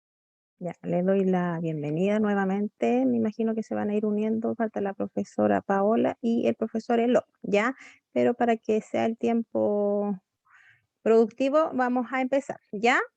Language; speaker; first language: Spanish; native; Spanish